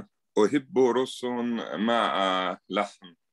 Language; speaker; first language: Arabic; non-native, learner; German